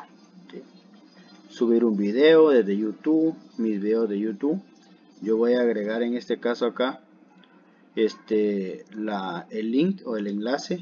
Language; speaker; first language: Spanish; native; Spanish